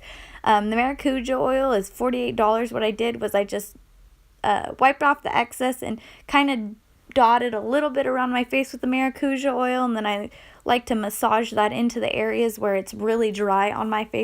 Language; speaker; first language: English; native; English